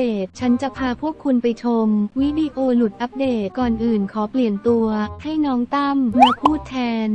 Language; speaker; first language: Thai; native; Thai